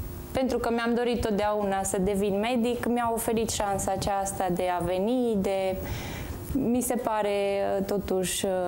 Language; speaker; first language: Romanian; early bilingual, heritage; Romanian